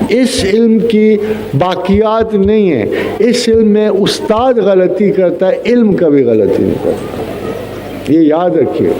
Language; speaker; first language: Urdu; non-native, local second language; Punjabi